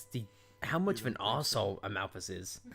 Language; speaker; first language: English; native; English